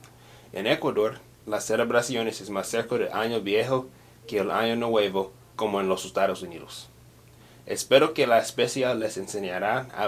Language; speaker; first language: Spanish; non-native, learner; English